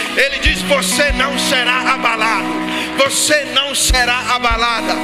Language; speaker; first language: Portuguese; non-native, fluent; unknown